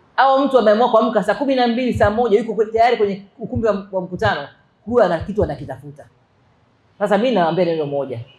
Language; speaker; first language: Swahili; native; Swahili